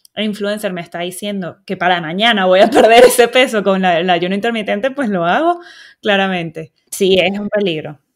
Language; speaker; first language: Spanish; native; Spanish